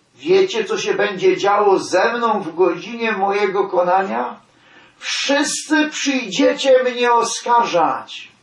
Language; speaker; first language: Polish; native; Polish